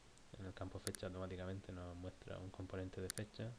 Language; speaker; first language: Spanish; native; Spanish